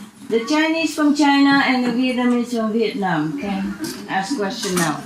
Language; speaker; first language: English; non-native, fluent; Vietnamese